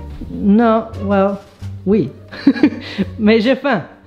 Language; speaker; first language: French; early bilingual, other home language; English